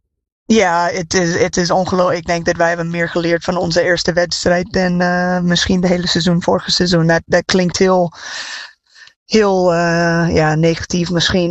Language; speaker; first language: Dutch; non-native, fluent; English